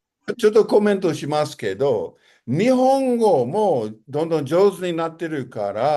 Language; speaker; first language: Japanese; non-native, fluent; English